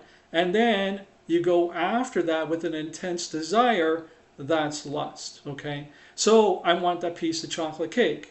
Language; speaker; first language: English; native; English